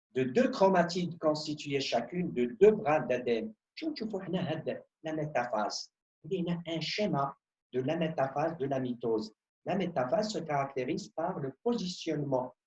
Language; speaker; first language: French; non-native, local second language; Arabic